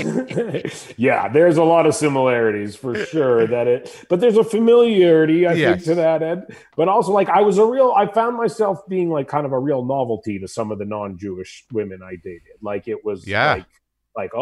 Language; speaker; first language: English; native; English